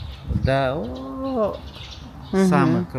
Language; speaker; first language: Russian; non-native, learner; Uzbek